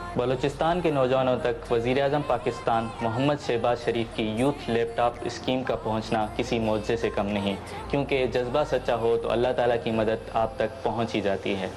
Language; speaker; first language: Urdu; non-native, local second language; Baluchi